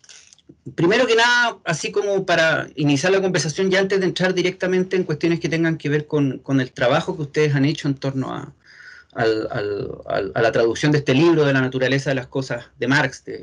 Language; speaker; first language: Spanish; native; Spanish